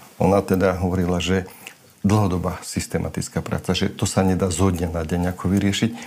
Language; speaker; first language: Slovak; non-native, local second language; Romany